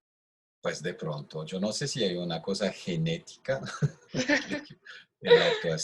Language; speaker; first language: Spanish; non-native, fluent; French